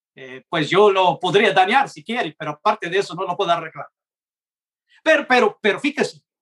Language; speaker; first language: Spanish; non-native, fluent; English